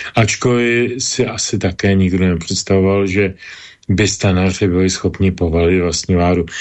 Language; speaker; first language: Czech; native; Czech